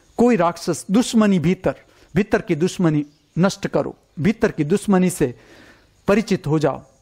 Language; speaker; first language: Hindi; non-native, local second language; Gujarati